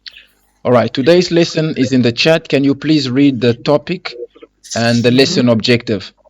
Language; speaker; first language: English; non-native, fluent; Lingala